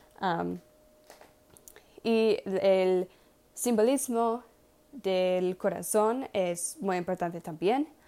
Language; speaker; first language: Spanish; non-native, learner; English